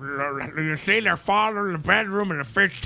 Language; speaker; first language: English; native; English